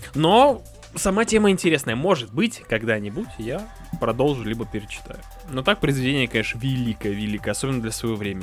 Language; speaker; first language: Russian; native; Russian